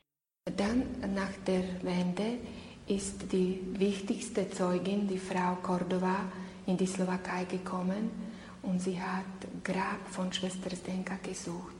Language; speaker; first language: German; non-native, learner; Slovak